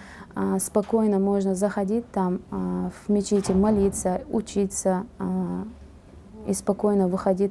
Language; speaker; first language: Russian; non-native, fluent; Uzbek